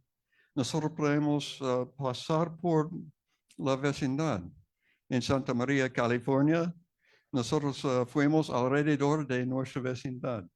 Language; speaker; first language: Spanish; non-native, fluent; English